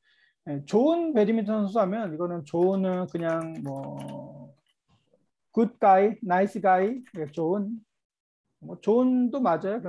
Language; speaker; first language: Korean; native; Korean